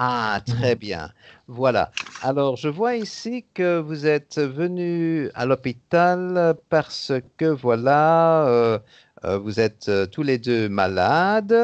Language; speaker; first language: French; native; French